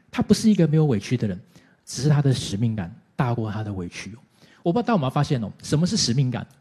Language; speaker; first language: Chinese; native; Chinese